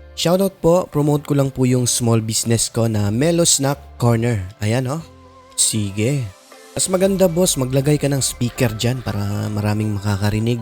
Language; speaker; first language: Filipino; non-native, local second language; Cebuano